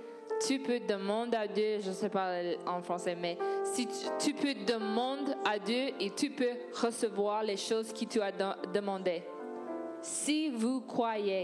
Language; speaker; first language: French; non-native, learner; English